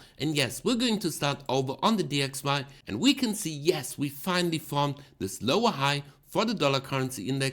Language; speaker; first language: English; non-native, fluent; German